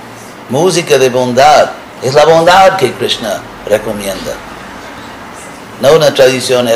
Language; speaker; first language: Spanish; non-native, fluent; English